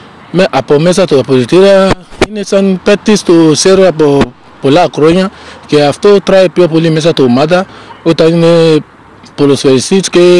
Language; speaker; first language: Greek; non-native, learner; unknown